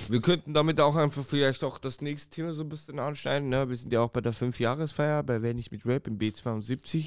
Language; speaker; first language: German; native; German